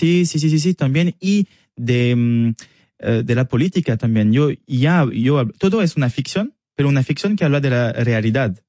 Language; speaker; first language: Spanish; non-native, learner; French